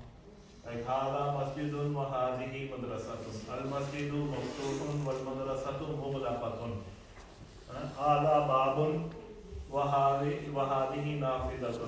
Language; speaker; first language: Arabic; non-native, fluent; Urdu